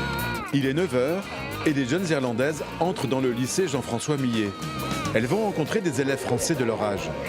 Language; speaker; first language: French; native; French